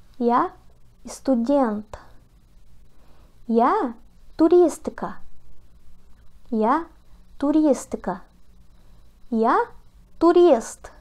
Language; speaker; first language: Russian; non-native, learner; Portuguese